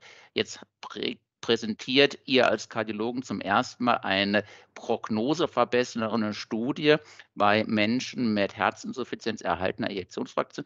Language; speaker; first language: German; native; German